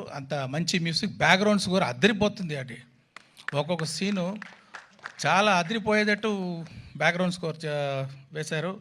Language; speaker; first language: Telugu; non-native, fluent; Tamil